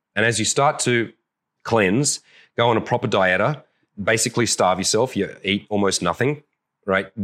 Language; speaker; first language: English; native; English